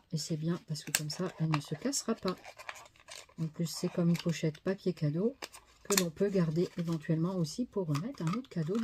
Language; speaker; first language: French; native; French